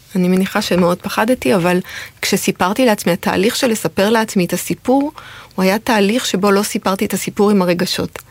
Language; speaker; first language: Hebrew; early bilingual, heritage; French